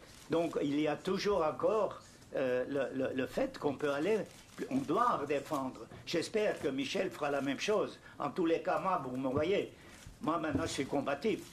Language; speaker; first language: French; non-native, fluent; German